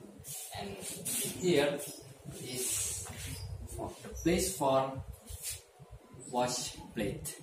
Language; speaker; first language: English; non-native, learner; Indonesian